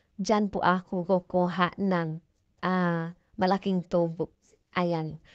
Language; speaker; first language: Filipino; non-native, local second language; Cebuano